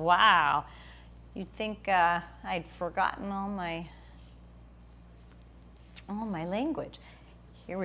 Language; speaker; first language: English; native; English